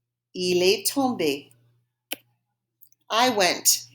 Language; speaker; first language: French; non-native, fluent; English